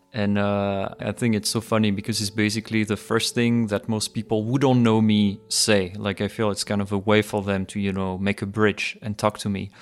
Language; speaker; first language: English; non-native, fluent; French